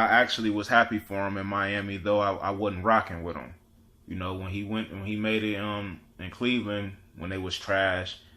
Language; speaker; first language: English; native; English